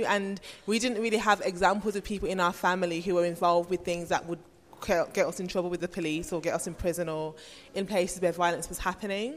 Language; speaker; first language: English; native; English